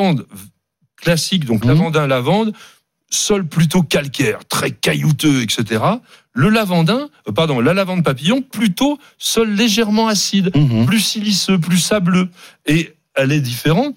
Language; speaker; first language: French; native; French